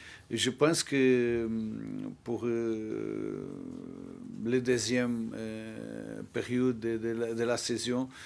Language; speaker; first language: French; non-native, fluent; Portuguese